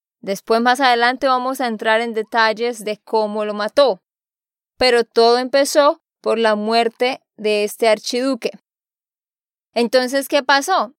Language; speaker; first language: Spanish; native; Spanish